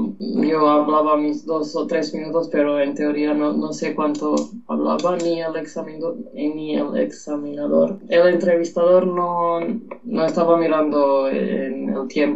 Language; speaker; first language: Spanish; non-native, fluent; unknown